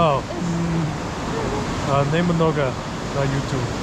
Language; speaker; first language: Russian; non-native, learner; English